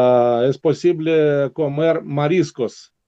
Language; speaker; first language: Spanish; non-native, learner; Russian